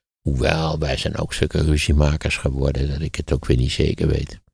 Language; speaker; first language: Dutch; native; Dutch